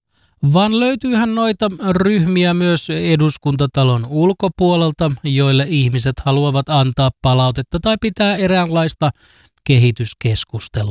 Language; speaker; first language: Finnish; native; Finnish